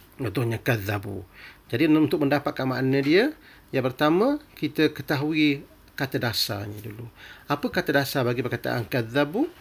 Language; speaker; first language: Malay; native; Malay